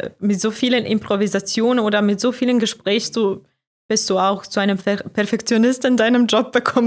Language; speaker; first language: German; non-native, fluent; Croatian